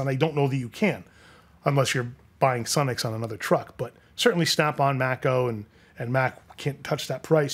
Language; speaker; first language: English; native; English